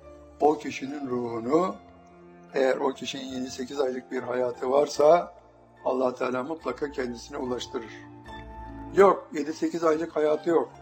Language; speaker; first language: Turkish; native; Turkish